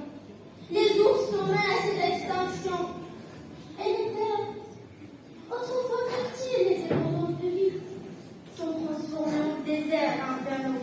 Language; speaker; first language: French; non-native, local second language; Arabic